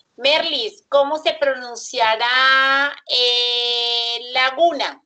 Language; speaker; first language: Spanish; native; Spanish